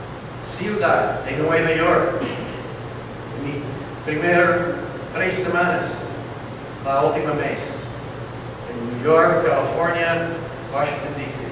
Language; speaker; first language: Spanish; non-native, learner; English